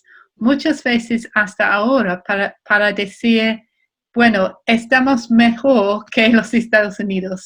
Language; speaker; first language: Spanish; non-native, fluent; English